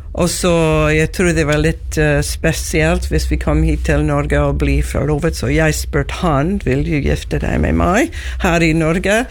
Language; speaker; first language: Norwegian; non-native, learner; English